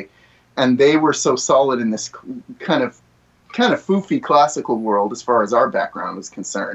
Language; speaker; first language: English; native; English